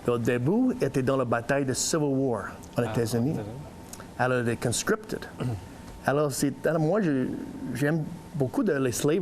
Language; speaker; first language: French; non-native, learner; English